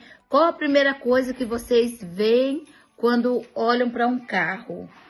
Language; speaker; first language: Portuguese; native; Portuguese